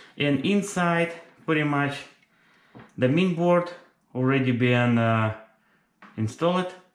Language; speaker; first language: English; non-native, fluent; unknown